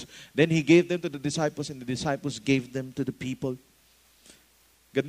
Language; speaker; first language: English; non-native, local second language; Filipino